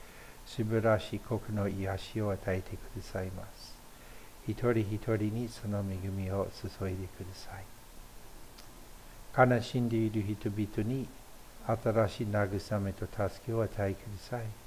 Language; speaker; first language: Japanese; non-native, fluent; English